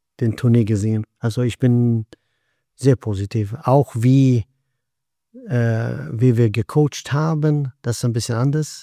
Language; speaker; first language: German; non-native, fluent; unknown